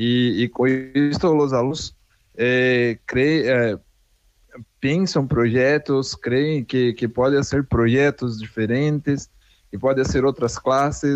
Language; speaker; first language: Spanish; non-native, fluent; Portuguese